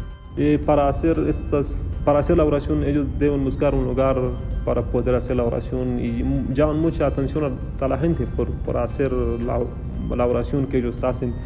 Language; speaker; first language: Spanish; non-native, fluent; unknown